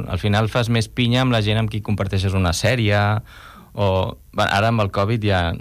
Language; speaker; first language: Catalan; non-native, local second language; Spanish